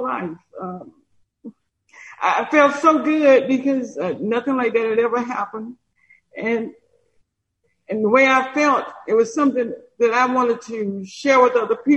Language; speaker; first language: English; native; English